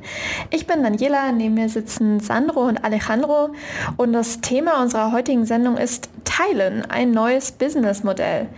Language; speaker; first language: German; native; German